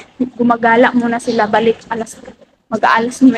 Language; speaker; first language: Filipino; native; Filipino